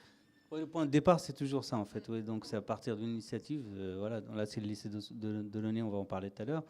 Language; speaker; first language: French; native; French